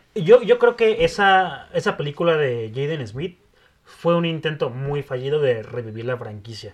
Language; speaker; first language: Spanish; native; Spanish